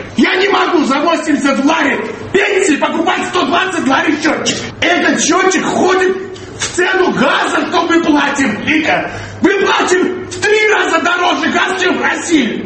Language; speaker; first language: Russian; native; Russian